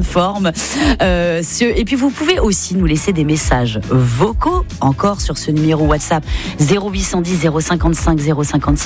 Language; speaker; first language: French; native; French